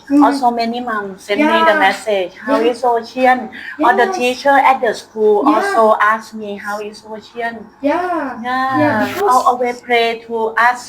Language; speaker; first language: English; non-native, fluent; Thai